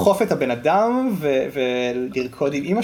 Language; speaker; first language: Hebrew; native; Hebrew